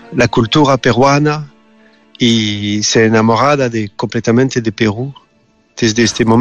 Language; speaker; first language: Spanish; non-native, learner; French